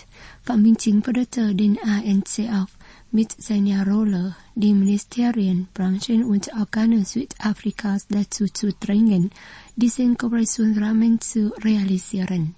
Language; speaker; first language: German; non-native, fluent; Vietnamese